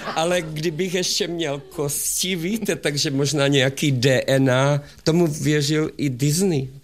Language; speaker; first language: Czech; non-native, local second language; Hungarian